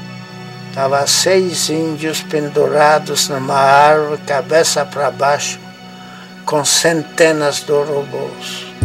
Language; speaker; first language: Portuguese; non-native, fluent; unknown